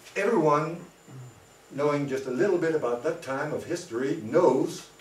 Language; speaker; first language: English; non-native, fluent; Danish